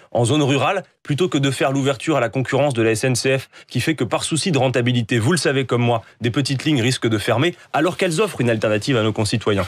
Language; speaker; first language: French; native; French